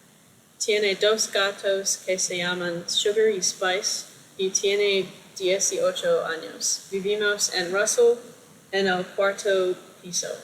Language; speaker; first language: Spanish; non-native, learner; English